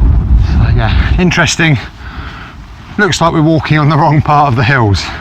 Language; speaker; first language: English; native; English